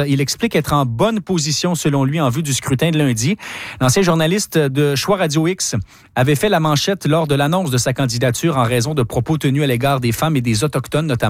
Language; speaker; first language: French; native; French